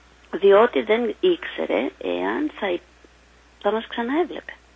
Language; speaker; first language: Greek; native; Greek